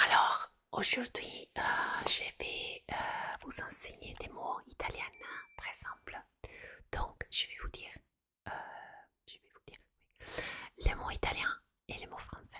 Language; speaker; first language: French; non-native, fluent; Italian